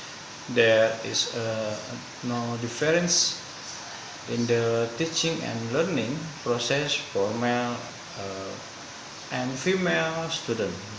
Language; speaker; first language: English; non-native, learner; Indonesian